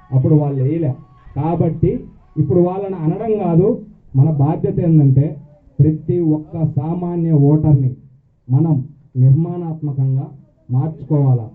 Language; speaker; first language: Telugu; native; Telugu